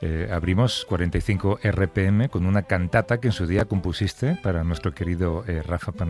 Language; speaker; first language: Spanish; native; Spanish